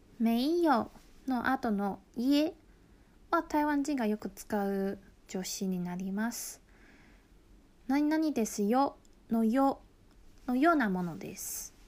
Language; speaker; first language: Japanese; non-native, local second language; Chinese